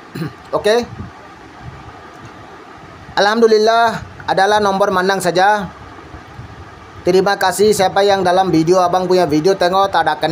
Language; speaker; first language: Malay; non-native, learner; Bangla